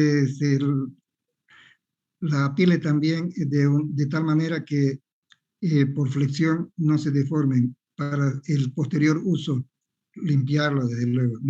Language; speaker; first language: Spanish; native; Spanish